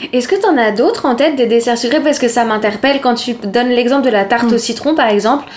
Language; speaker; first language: French; native; French